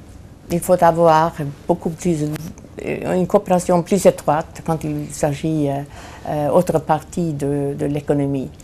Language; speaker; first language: French; non-native, fluent; Swedish